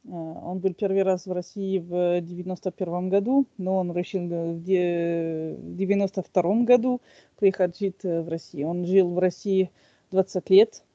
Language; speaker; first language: Russian; non-native, fluent; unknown